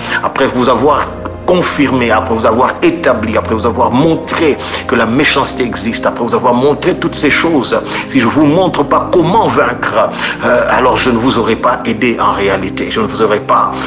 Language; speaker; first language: French; native; French